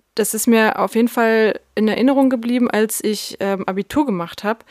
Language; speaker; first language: German; early bilingual, other home language; Russian